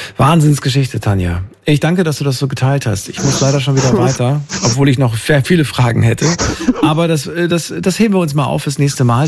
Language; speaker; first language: German; native; German